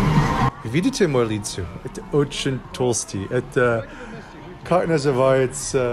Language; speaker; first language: Russian; non-native, learner; English